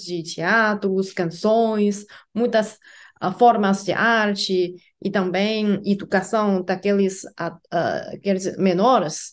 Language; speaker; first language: Portuguese; non-native, fluent; Chinese